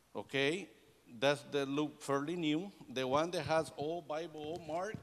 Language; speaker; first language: English; non-native, learner; Spanish